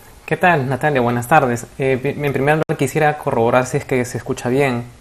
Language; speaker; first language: Spanish; native; Spanish